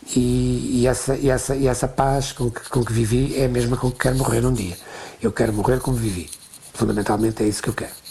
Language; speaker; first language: Portuguese; native; Portuguese